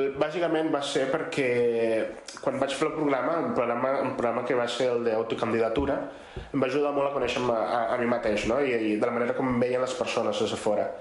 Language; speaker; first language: Catalan; non-native, fluent; Spanish